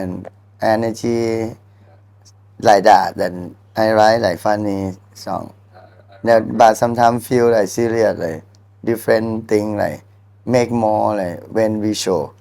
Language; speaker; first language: English; non-native, learner; Thai